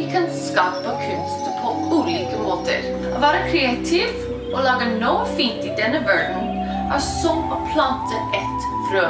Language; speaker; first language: Norwegian; non-native, learner; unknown